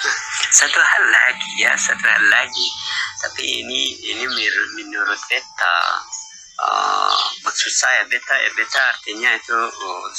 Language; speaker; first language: Indonesian; non-native, learner; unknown